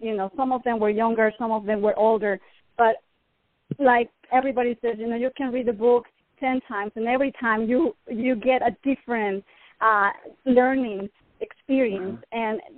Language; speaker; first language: English; non-native, fluent; Spanish